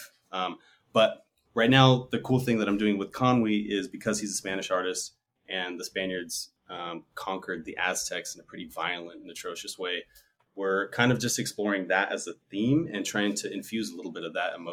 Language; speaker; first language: English; native; English